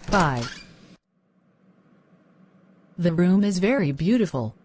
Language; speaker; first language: English; non-native, learner; Khmer